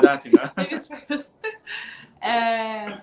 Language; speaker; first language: Arabic; non-native, learner; Chinese